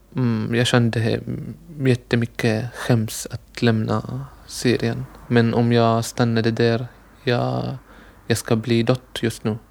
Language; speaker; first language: Swedish; non-native, learner; Arabic